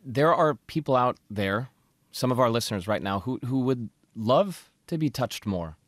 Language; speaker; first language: English; native; English